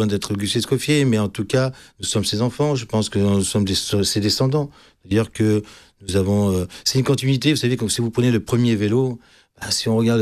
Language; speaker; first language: French; native; French